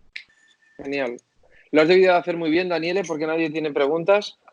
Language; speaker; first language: Spanish; native; Spanish